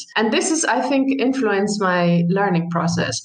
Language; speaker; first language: English; non-native, fluent; Arabic